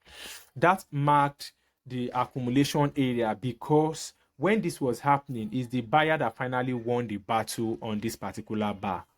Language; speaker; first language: English; native; English